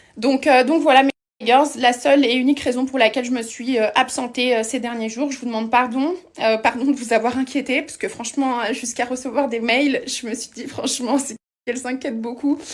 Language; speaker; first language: French; native; French